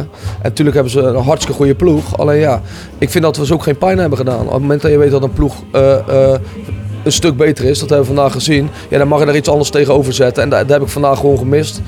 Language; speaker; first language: Dutch; native; Dutch